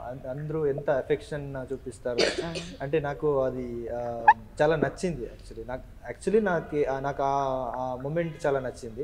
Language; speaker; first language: Telugu; non-native, learner; Kannada